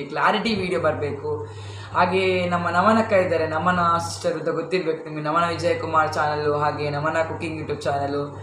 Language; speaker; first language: Kannada; native; Kannada